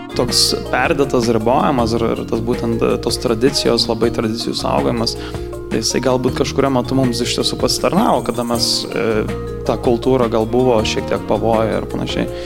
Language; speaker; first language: Lithuanian; early bilingual, heritage; Lithuanian